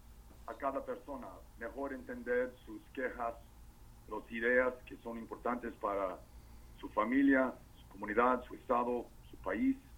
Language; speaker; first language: Spanish; non-native, fluent; English